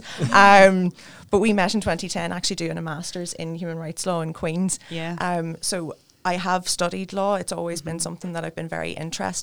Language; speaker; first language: English; native; English